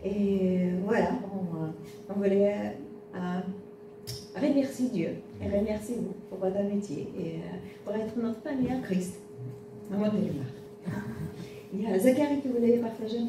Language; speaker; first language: French; non-native, fluent; Spanish